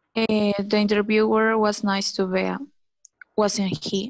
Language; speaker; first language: English; non-native, learner; Spanish